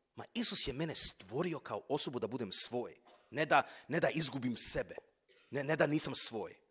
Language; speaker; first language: Croatian; early bilingual, heritage; Croatian